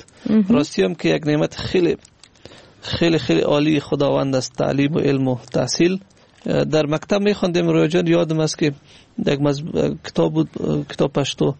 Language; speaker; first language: Persian; native; Persian